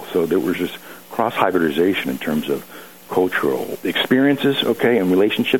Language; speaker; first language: English; native; English